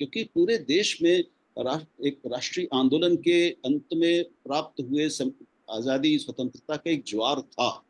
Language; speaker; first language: Hindi; non-native, local second language; Punjabi